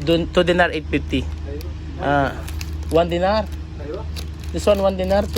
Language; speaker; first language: English; non-native, local second language; Filipino